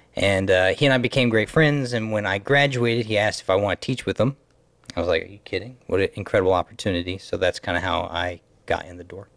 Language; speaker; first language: English; native; English